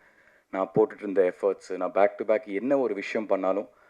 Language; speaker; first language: Tamil; native; Tamil